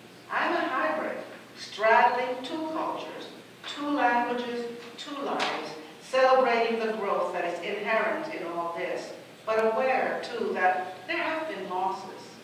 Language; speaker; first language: English; non-native, fluent; Spanish